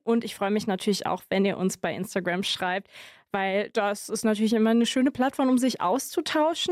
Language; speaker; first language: German; native; German